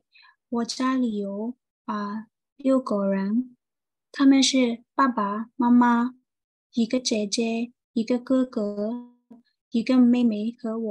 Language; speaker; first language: Chinese; non-native, learner; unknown